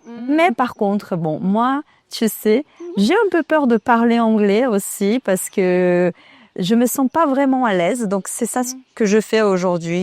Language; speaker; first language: French; non-native, fluent; Portuguese